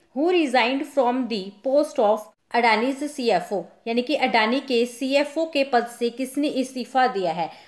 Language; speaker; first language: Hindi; non-native, local second language; Punjabi